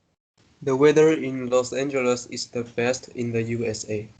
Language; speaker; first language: English; non-native, learner; Chinese